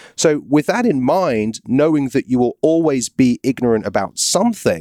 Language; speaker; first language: English; native; English